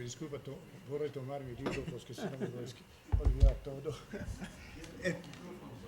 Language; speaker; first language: Spanish; non-native, fluent; French